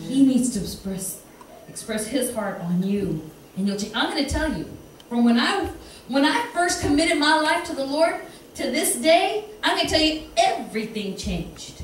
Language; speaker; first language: English; early bilingual, other home language; Spanish